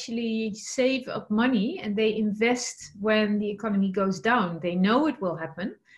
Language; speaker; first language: English; non-native, fluent; Dutch